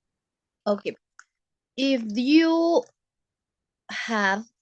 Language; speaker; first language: English; non-native, learner; Spanish